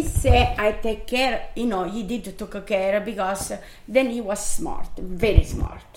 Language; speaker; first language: English; non-native, learner; Italian